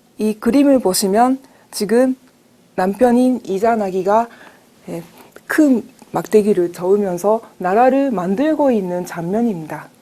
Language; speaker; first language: Korean; non-native, fluent; Japanese